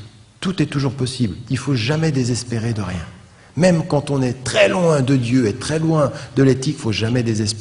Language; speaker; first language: French; native; French